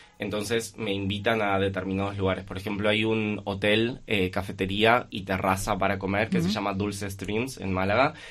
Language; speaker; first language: Spanish; native; Spanish